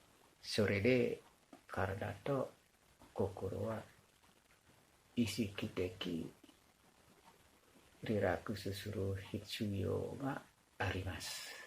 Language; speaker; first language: Japanese; non-native, learner; Indonesian